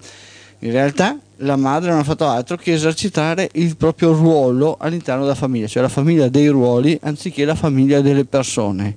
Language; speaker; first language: Italian; native; Italian